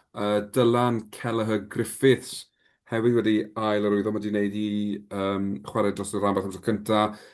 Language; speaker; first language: Welsh; native; Welsh